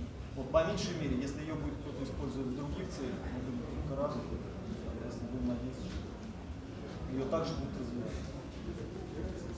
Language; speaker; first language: Russian; native; Russian